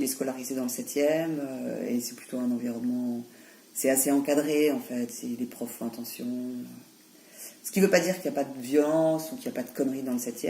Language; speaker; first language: French; native; French